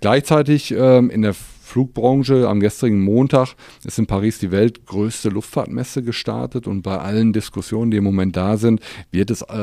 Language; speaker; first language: German; native; German